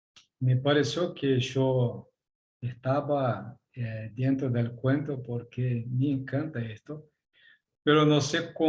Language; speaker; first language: Spanish; non-native, learner; Portuguese